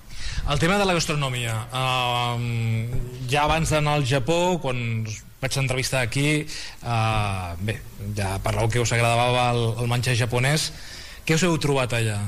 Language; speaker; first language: Catalan; native; Catalan